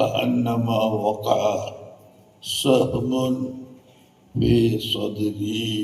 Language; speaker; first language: Arabic; non-native, fluent; Malayalam